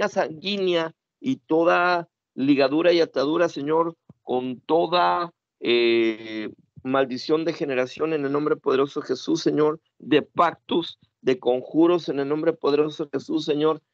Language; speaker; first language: Spanish; native; Spanish